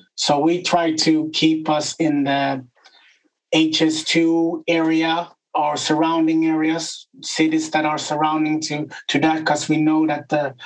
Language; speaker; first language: English; non-native, fluent; Swedish